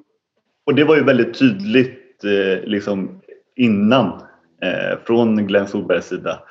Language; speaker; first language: Swedish; native; Swedish